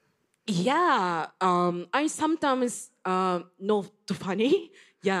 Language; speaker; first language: English; non-native, learner; Japanese